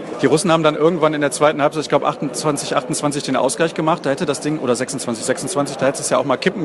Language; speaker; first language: German; native; German